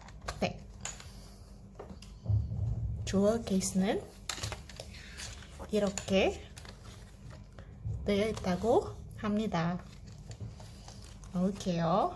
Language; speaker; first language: Korean; non-native, fluent; Indonesian